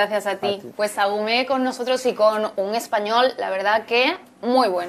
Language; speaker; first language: Spanish; native; Spanish